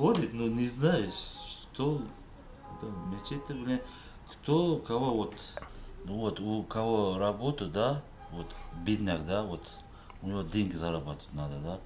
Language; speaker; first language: Russian; non-native, local second language; Uzbek